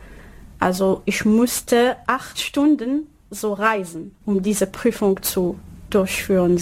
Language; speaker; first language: German; non-native, learner; Arabic